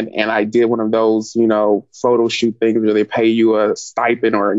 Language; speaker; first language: English; native; English